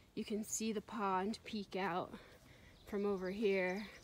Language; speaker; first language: English; native; English